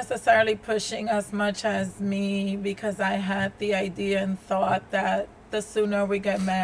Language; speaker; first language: English; native; English